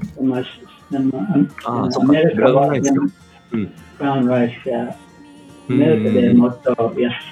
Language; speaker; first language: Japanese; non-native, learner; English